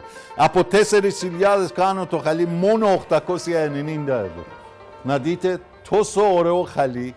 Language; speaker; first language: Greek; non-native, fluent; Persian